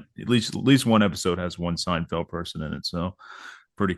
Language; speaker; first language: English; native; English